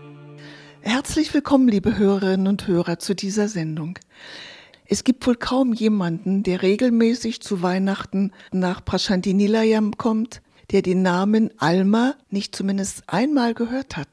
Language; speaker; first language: German; native; German